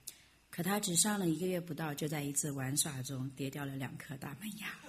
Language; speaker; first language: Chinese; native; Chinese